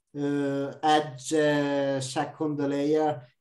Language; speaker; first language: English; non-native, learner; Italian